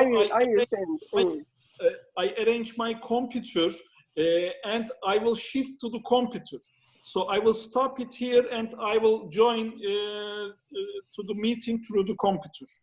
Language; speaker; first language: English; non-native, fluent; Turkish